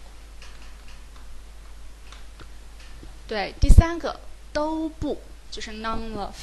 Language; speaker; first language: Chinese; native; Chinese